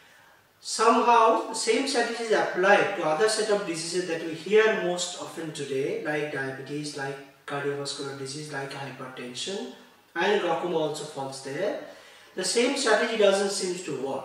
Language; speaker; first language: English; non-native, local second language; Bangla